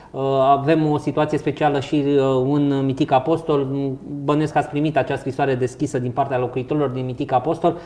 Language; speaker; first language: Romanian; native; Romanian